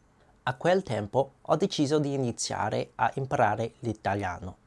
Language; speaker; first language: Italian; non-native, learner; English